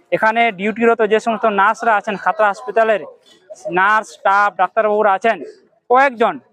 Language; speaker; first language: Bangla; non-native, local second language; Santali